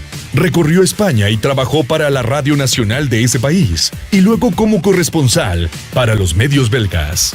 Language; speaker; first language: Spanish; native; Spanish